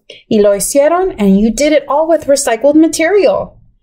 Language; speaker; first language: English; early bilingual, other home language; Spanish